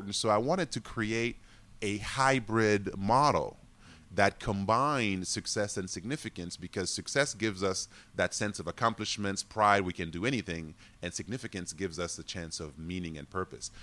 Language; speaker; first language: English; non-native, fluent; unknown